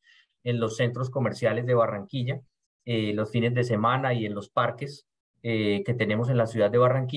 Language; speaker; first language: Spanish; native; Spanish